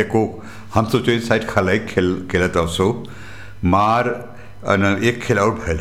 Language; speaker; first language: Dutch; non-native, local second language; Caribbean Hindustani